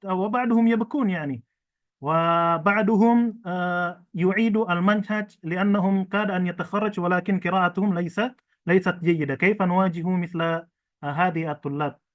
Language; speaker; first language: Arabic; non-native, fluent; Indonesian